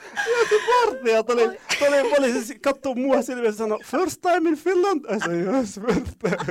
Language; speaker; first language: Finnish; non-native, fluent; Arabic